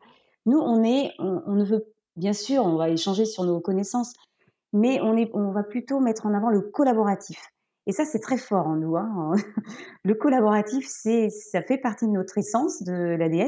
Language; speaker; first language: French; native; French